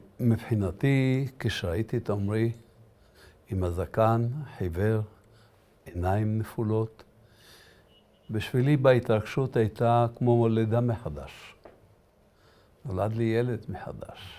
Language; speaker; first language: Hebrew; early bilingual, other home language; Arabic